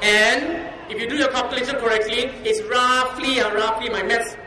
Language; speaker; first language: English; non-native, local second language; Chinese